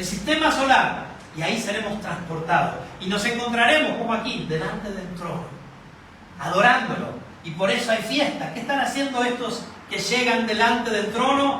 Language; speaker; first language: Spanish; native; Spanish